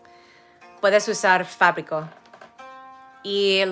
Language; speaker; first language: Spanish; non-native, learner; English